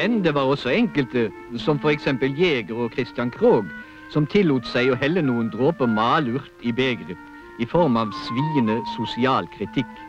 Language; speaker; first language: Norwegian; native; Norwegian